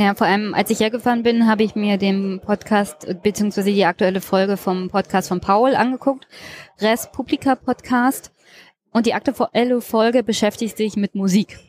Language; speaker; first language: German; native; German